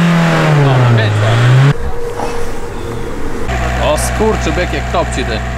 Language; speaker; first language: Polish; native; Polish